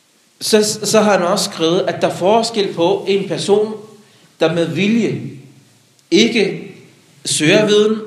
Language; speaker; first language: Danish; non-native, local second language; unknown